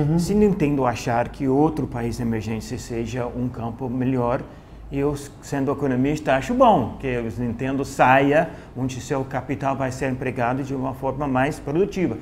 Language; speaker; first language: Portuguese; non-native, fluent; English